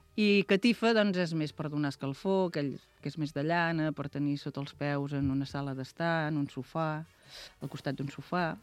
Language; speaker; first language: Catalan; native; Catalan